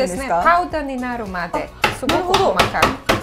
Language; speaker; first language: Japanese; non-native, fluent; Serbian